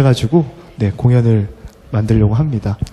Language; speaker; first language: Korean; native; Korean